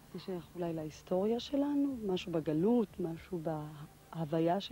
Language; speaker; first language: Hebrew; native; Hebrew